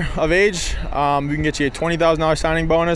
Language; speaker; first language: English; native; English